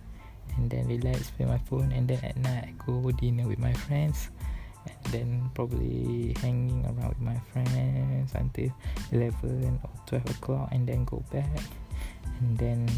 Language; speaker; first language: English; non-native, learner; Malay